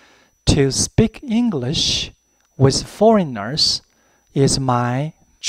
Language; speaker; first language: English; non-native, fluent; Chinese